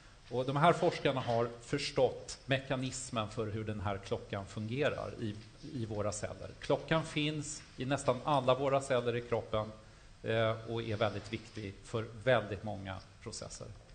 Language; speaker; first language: Swedish; native; Swedish